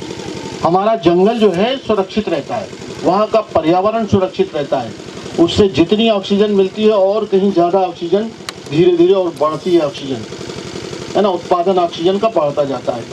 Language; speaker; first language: Hindi; native; Hindi